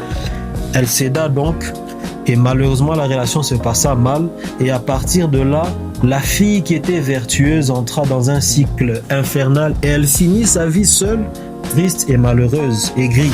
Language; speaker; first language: French; native; French